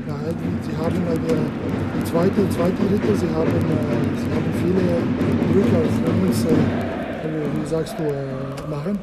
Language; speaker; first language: German; non-native, learner; English